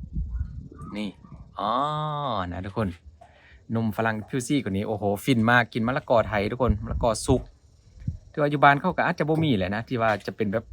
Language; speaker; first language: Thai; non-native, local second language; Northeastern Thai